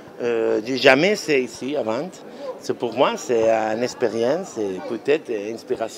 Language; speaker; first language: French; non-native, learner; Spanish